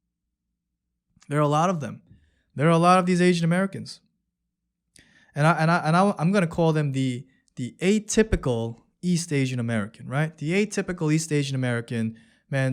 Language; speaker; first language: English; early bilingual, other home language; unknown